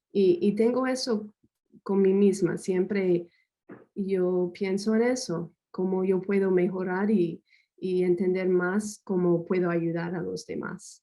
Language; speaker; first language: Spanish; non-native, fluent; English